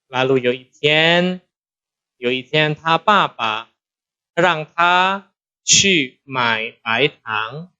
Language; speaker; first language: Chinese; non-native, fluent; Indonesian